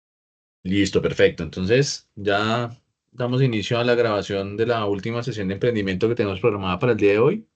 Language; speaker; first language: Spanish; native; Spanish